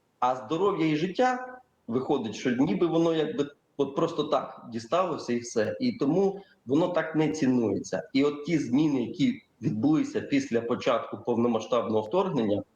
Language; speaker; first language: Ukrainian; native; Ukrainian